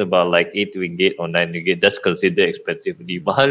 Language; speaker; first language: English; non-native, local second language; Malay